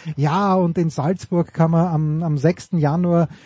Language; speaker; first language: German; native; German